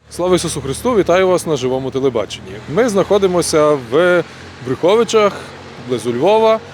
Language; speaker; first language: Ukrainian; native; Ukrainian